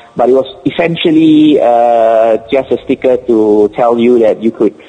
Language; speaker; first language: English; native; English